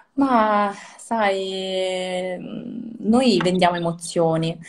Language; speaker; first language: Italian; native; Italian